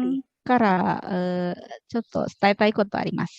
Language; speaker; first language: Japanese; non-native, fluent; Indonesian